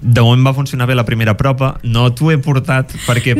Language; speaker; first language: Catalan; native; Catalan